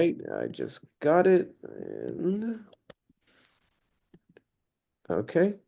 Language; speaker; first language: English; native; English